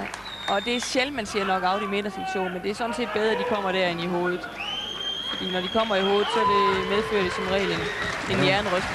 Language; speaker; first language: Danish; native; Danish